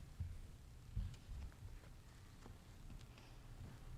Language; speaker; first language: English; native; English